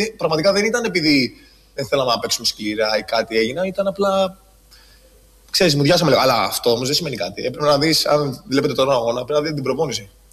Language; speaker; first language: Greek; early bilingual, other home language; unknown